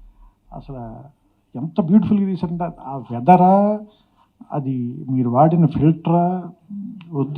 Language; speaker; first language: Telugu; native; Telugu